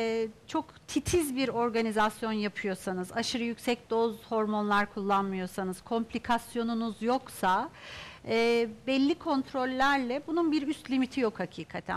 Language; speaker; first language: Turkish; native; Turkish